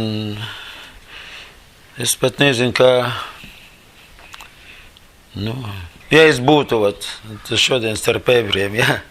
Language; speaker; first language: Latvian; non-native, learner; Russian